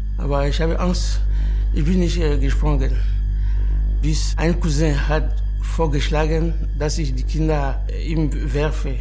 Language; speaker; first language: German; non-native, learner; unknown